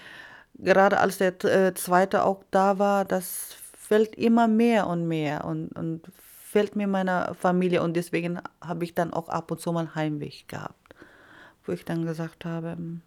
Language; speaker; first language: German; non-native, fluent; Iloko